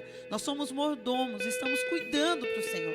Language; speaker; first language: Portuguese; native; Portuguese